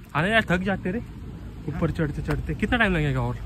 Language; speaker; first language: Hindi; non-native, local second language; Marathi